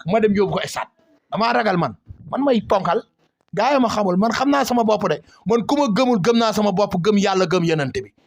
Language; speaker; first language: Wolof; native; Wolof